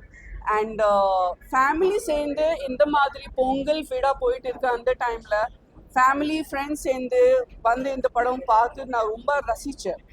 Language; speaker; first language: Tamil; non-native, fluent; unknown